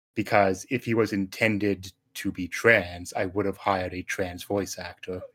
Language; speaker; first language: English; native; English